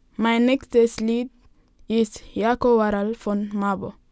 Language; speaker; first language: German; non-native, learner; Wolof